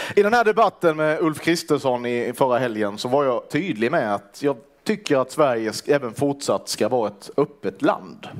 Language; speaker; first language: Swedish; native; Swedish